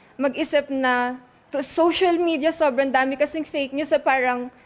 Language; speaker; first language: Filipino; native; Filipino